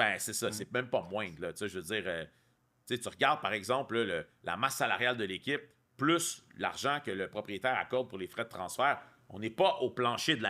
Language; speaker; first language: French; native; French